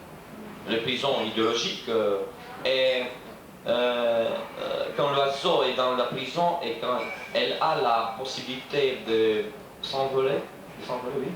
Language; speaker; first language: French; non-native, fluent; Romanian